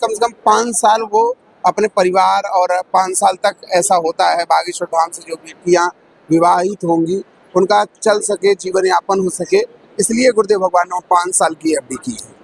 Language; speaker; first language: Hindi; native; Hindi